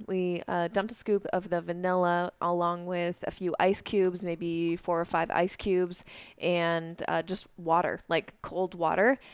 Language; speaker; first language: English; native; English